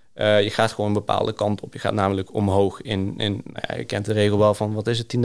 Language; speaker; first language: Dutch; early bilingual, other home language; Greek